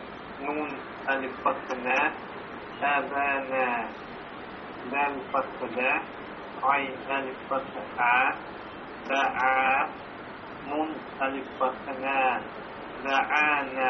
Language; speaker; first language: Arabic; non-native, learner; Russian